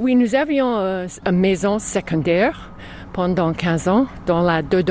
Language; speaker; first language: French; non-native, fluent; English